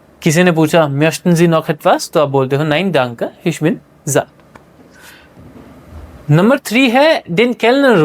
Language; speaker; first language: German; non-native, fluent; Hindi